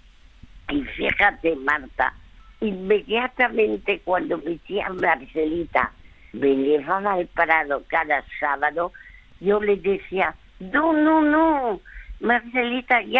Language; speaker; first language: Spanish; early bilingual, other home language; French